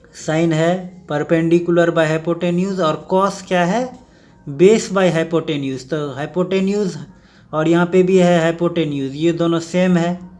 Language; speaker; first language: Hindi; native; Hindi